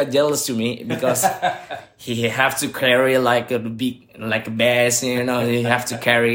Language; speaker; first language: English; non-native, learner; Indonesian